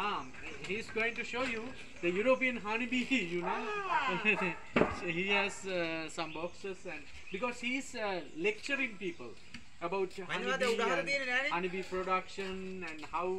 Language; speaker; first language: English; non-native, fluent; Sinhala